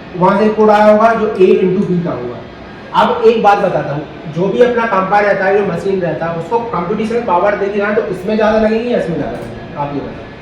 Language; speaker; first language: Hindi; native; Hindi